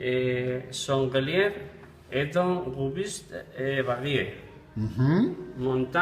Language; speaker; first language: French; non-native, learner; Spanish